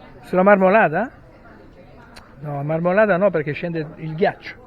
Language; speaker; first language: Italian; native; Italian